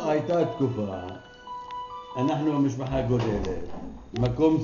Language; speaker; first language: Hebrew; non-native, fluent; Arabic